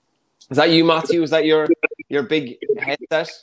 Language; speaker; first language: English; native; English